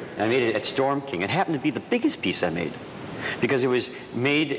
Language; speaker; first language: English; native; English